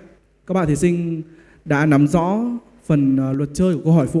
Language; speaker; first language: Vietnamese; native; Vietnamese